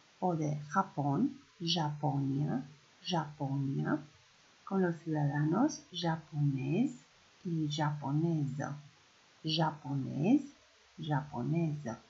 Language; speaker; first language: Spanish; non-native, fluent; Romanian